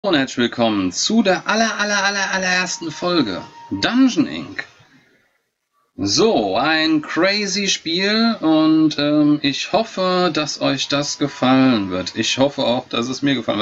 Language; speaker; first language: German; native; German